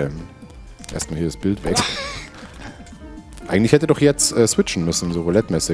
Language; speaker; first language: German; native; German